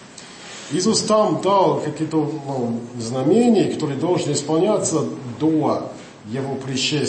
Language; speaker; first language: Russian; non-native, learner; English